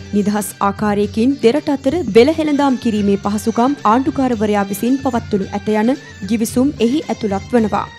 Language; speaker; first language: Sinhala; native; Sinhala